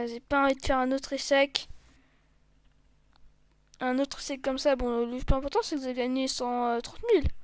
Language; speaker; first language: French; native; French